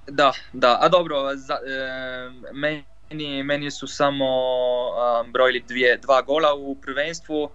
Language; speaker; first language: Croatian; non-native, fluent; Polish